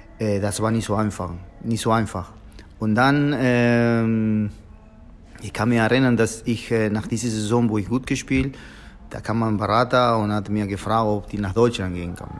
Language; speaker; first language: German; non-native, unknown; Spanish